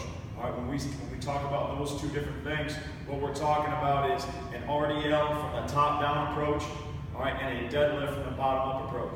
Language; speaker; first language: English; native; English